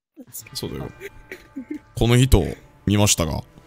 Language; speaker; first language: Japanese; non-native, learner; English